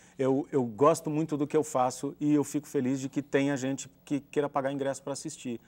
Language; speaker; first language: Portuguese; native; Portuguese